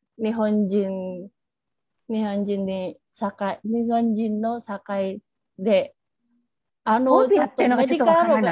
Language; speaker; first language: Japanese; non-native, learner; Indonesian